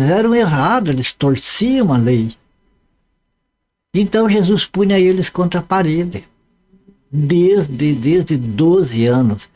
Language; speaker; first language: Portuguese; native; Portuguese